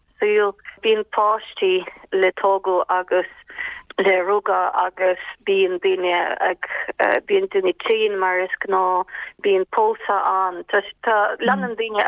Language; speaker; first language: Irish; non-native, fluent; Ukrainian